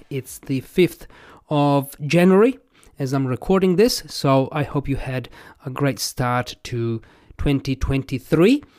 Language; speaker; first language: English; non-native, fluent; Italian